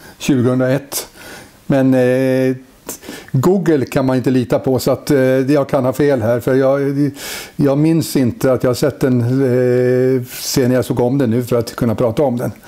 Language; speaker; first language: Swedish; native; Swedish